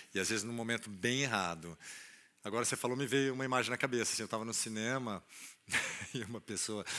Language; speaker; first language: Portuguese; native; Portuguese